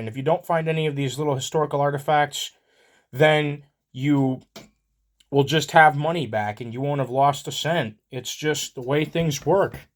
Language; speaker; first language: English; native; English